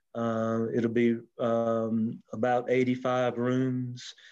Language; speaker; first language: English; native; English